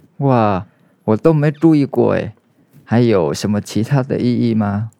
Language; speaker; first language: Chinese; non-native, fluent; Vietnamese